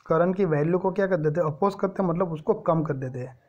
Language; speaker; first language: Hindi; non-native, local second language; Gujarati